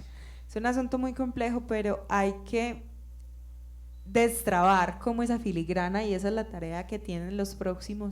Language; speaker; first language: Spanish; native; Spanish